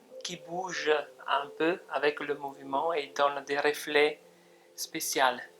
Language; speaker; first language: French; non-native, fluent; Italian